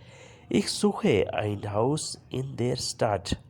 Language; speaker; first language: German; non-native, fluent; Urdu